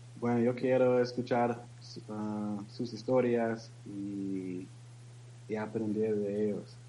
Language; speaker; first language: Spanish; non-native, learner; English